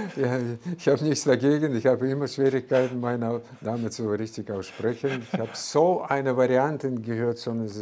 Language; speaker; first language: German; non-native, fluent; Russian